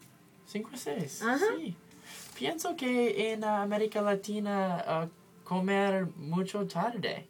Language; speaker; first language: Spanish; non-native, learner; English